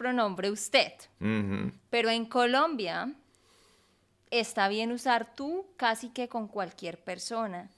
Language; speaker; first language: Spanish; native; Spanish